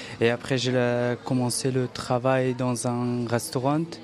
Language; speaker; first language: French; non-native, learner; Persian